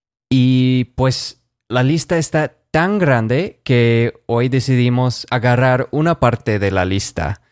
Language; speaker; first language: Spanish; non-native, fluent; English